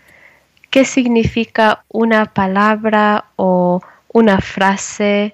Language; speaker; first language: Spanish; non-native, learner; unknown